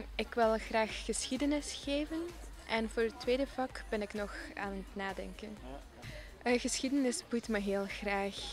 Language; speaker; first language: Dutch; early bilingual, other home language; Armenian